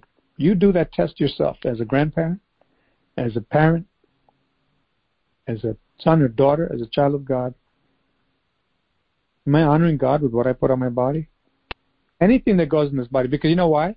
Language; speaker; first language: English; native; English